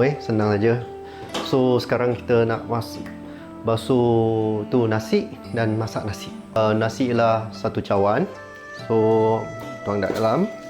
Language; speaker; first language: Malay; non-native, local second language; Chinese